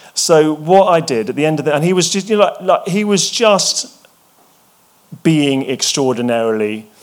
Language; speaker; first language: English; native; English